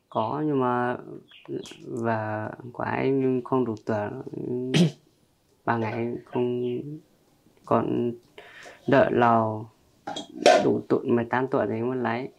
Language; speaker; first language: Vietnamese; non-native, local second language; Hmong